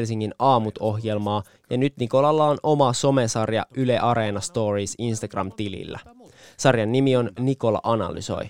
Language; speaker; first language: Finnish; native; Finnish